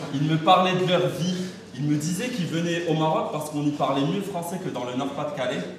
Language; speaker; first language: French; non-native, local second language; Arabic